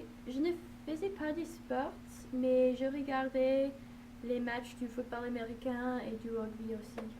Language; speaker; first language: French; non-native, learner; English